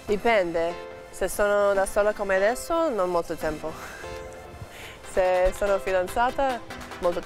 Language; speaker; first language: Italian; non-native, learner; English